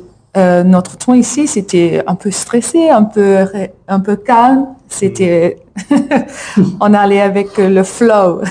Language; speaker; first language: French; non-native, learner; English